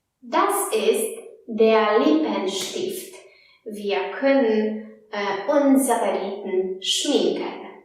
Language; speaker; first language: German; non-native, fluent; Polish